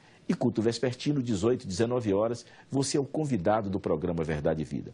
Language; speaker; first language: Portuguese; native; Portuguese